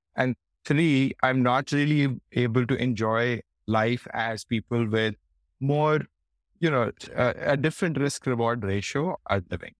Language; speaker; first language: English; non-native, local second language; Hindi